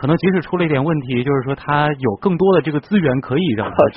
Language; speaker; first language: Chinese; native; Chinese